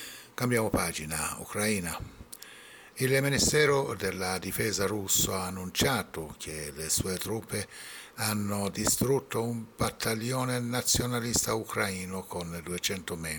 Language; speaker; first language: Italian; non-native, fluent; Persian